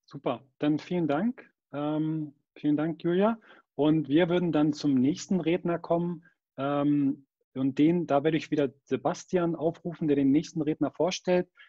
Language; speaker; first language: German; native; German